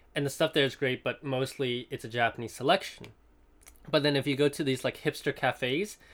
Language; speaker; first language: English; non-native, local second language; Cantonese